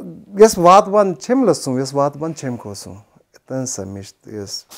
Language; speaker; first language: Armenian; non-native, learner; Hindi